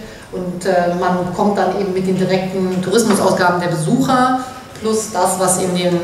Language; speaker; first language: German; native; German